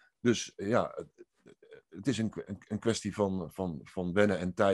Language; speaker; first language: Dutch; native; Dutch